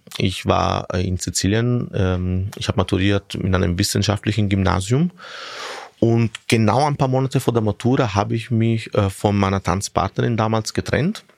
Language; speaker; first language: German; non-native, fluent; Italian